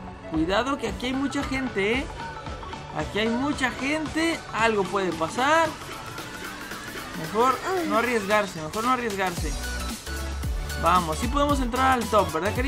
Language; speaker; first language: Spanish; native; Spanish